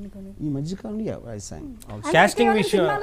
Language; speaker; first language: Telugu; native; Telugu